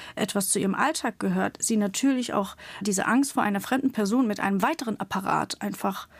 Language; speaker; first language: German; early bilingual, other home language; Turkish